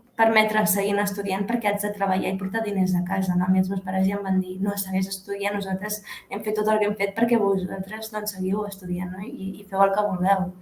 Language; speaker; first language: Catalan; early bilingual, other home language; Arabic